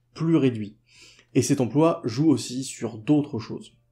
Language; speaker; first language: French; native; French